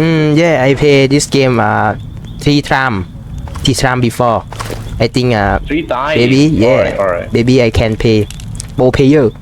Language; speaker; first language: English; non-native, learner; Thai